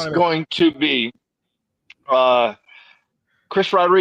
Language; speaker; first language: English; native; English